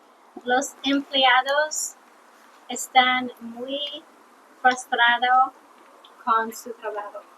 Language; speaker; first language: Spanish; non-native, learner; English